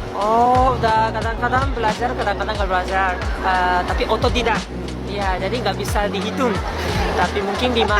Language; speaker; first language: Indonesian; non-native, learner; Japanese